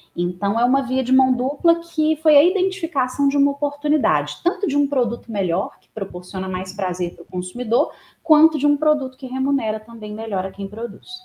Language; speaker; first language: Portuguese; native; Portuguese